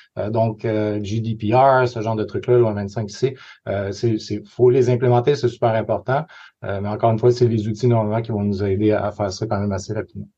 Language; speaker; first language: French; native; French